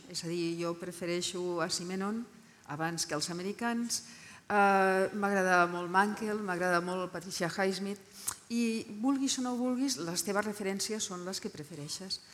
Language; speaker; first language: Catalan; non-native, local second language; Spanish